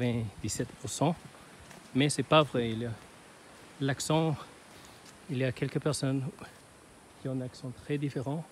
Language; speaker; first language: French; non-native, learner; Chinese